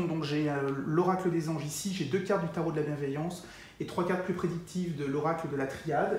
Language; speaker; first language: French; native; French